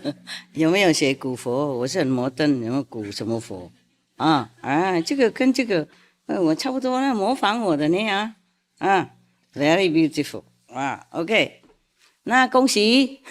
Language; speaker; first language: Chinese; non-native, fluent; Vietnamese